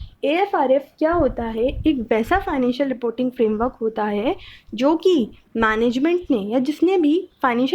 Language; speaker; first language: Hindi; native; Hindi